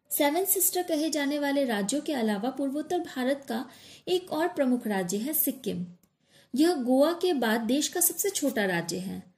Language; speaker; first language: Hindi; native; Hindi